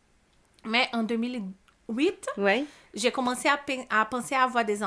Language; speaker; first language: French; non-native, learner; Portuguese